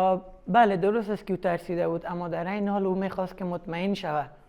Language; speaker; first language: Persian; native; Persian